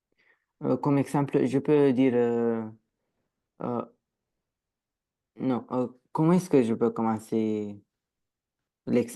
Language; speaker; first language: French; non-native, learner; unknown